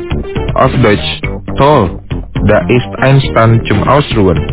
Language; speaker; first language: German; non-native, fluent; Indonesian